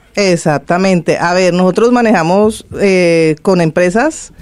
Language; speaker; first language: Spanish; native; Spanish